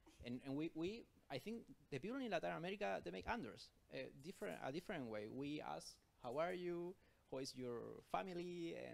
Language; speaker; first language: English; non-native, learner; Spanish